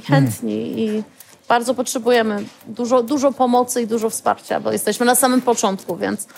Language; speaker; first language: Polish; early bilingual, heritage; Polish